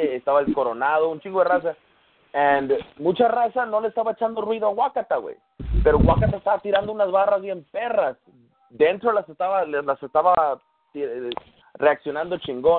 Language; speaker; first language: Spanish; early bilingual, heritage; Spanish